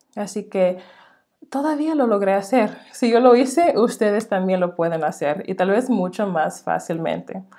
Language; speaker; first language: Spanish; non-native, fluent; English